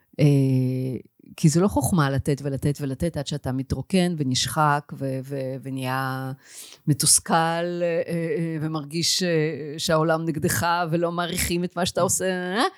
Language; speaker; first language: Hebrew; native; Hebrew